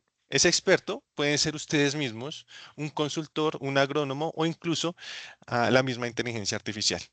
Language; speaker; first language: Spanish; native; Spanish